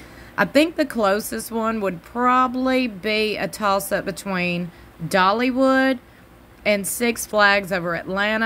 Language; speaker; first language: English; native; English